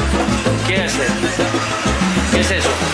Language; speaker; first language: Spanish; non-native, learner; English